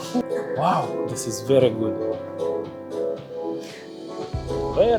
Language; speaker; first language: English; non-native, learner; Chinese